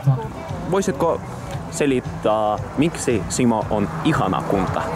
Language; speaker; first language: Finnish; non-native, fluent; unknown